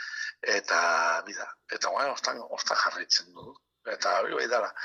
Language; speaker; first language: Basque; native; Basque